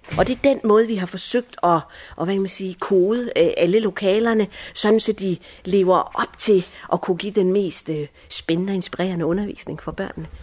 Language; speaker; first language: Danish; early bilingual, other home language; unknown